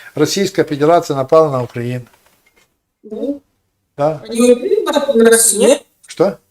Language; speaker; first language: Russian; non-native, local second language; Ukrainian